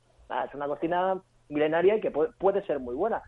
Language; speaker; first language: Spanish; native; Spanish